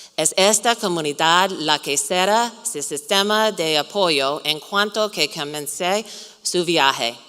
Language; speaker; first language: Spanish; non-native, learner; English